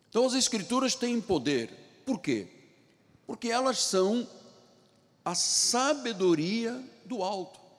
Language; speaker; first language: Portuguese; native; Portuguese